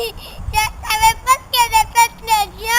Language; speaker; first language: French; native; French